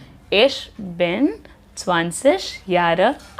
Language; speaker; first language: German; non-native, fluent; Hindi